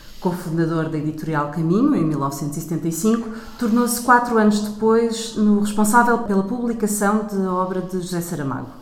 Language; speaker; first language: Portuguese; native; Portuguese